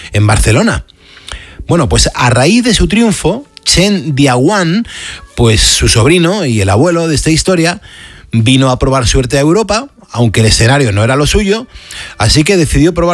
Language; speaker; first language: Spanish; native; Spanish